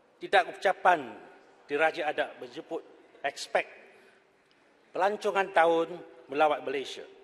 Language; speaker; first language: Malay; non-native, local second language; Chinese